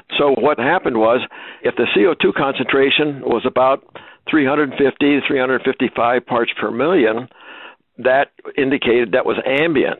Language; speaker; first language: English; native; English